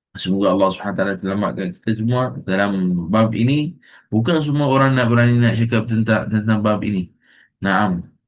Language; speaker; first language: Malay; non-native, fluent; Arabic